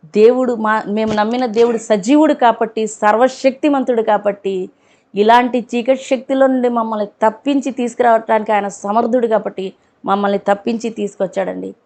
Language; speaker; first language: Telugu; non-native, local second language; Urdu